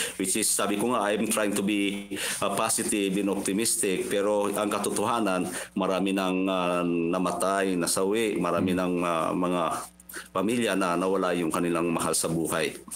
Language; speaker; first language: Filipino; non-native, local second language; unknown